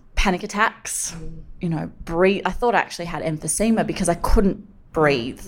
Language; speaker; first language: English; native; English